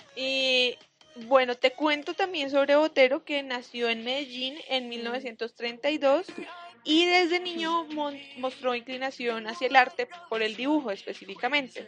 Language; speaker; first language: Spanish; native; Spanish